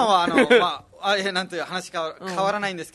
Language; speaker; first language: Japanese; non-native, fluent; Nepali